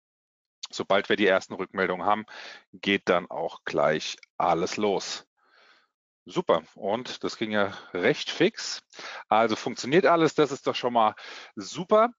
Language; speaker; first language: German; native; German